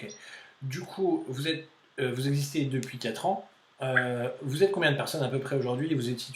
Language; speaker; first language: French; native; French